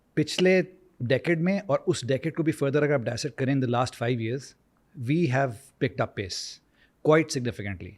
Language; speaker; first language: Urdu; native; Urdu